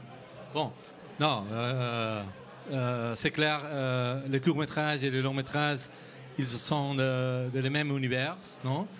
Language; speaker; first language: French; non-native, learner; Spanish